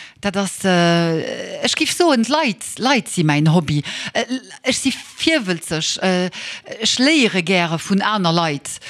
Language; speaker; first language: Luxembourgish; early bilingual, heritage; Luxembourgish